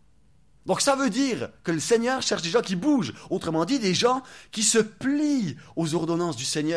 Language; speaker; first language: French; native; French